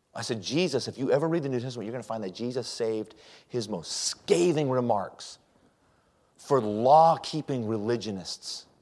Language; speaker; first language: English; native; English